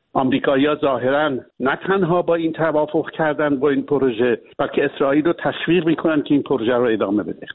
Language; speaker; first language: Persian; native; Persian